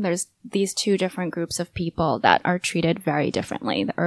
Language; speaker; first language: English; native; English